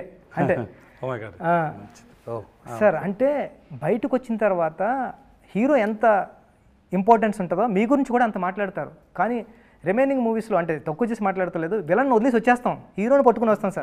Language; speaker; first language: Telugu; native; Telugu